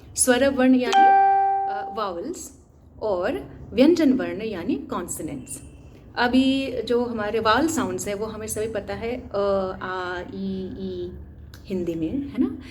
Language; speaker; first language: Hindi; non-native, local second language; Assamese